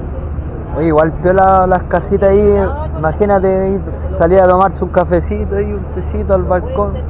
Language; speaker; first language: Spanish; native; Spanish